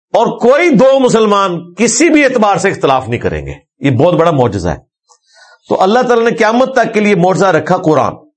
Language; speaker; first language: Urdu; non-native, local second language; Punjabi